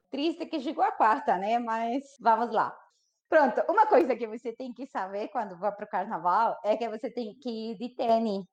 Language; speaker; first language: Portuguese; non-native, fluent; Spanish